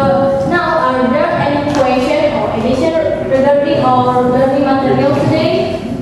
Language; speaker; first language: English; non-native, learner; Indonesian